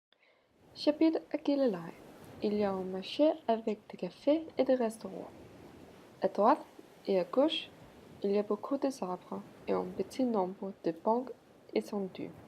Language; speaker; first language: French; non-native, learner; Danish